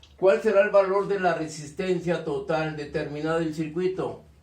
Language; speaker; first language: Spanish; native; Spanish